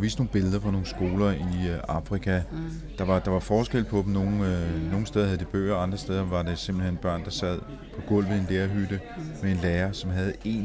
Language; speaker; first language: Danish; native; Danish